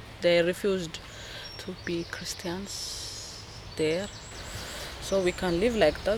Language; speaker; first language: English; non-native, learner; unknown